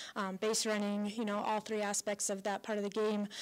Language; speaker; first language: English; native; English